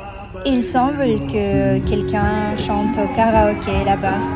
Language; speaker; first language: French; non-native, fluent; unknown